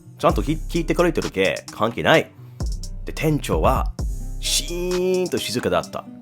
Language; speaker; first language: Japanese; non-native, fluent; English